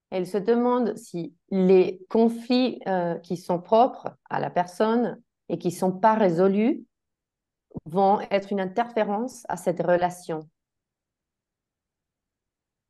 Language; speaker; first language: French; non-native, fluent; Spanish